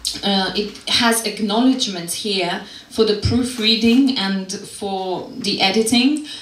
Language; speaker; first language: English; non-native, fluent; Macedonian